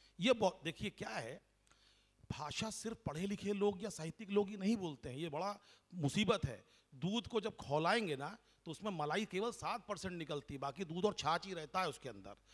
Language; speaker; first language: Hindi; non-native, local second language; Bangla